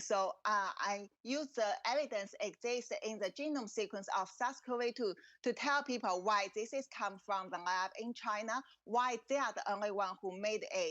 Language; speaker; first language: English; non-native, fluent; Chinese